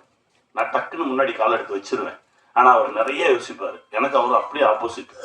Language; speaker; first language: Tamil; native; Tamil